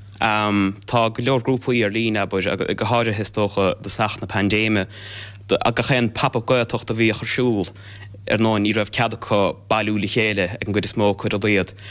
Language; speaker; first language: Irish; non-native, local second language; English